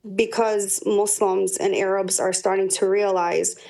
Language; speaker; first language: English; native; English